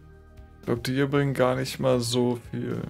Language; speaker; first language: German; native; German